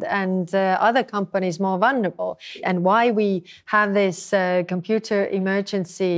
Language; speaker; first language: English; non-native, fluent; Estonian